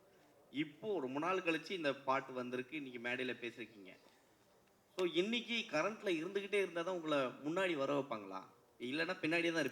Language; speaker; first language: Tamil; native; Tamil